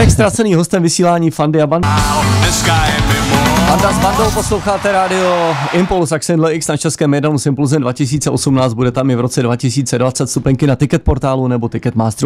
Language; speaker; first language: Czech; native; Czech